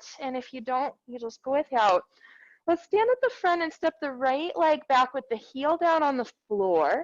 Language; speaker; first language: English; native; English